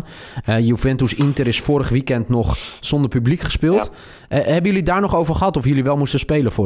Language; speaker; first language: Dutch; native; Dutch